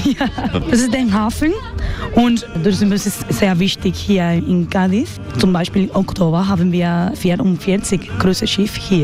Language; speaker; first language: German; non-native, learner; Spanish